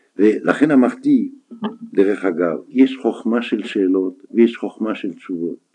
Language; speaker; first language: Hebrew; non-native, fluent; French